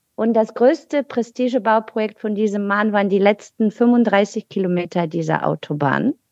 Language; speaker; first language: German; non-native, fluent; Bulgarian